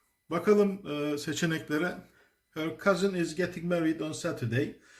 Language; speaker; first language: English; non-native, fluent; Turkish